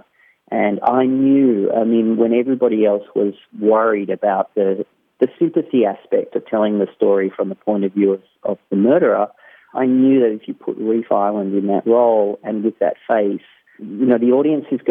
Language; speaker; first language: English; native; English